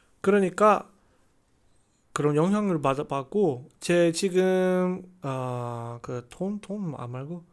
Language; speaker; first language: Korean; non-native, learner; Chinese